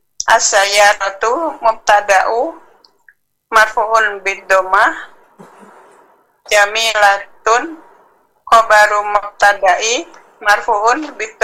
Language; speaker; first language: Arabic; non-native, learner; Indonesian